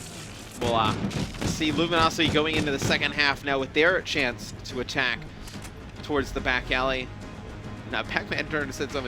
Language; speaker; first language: English; native; English